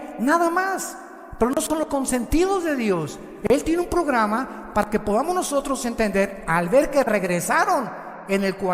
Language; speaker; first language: Spanish; native; Spanish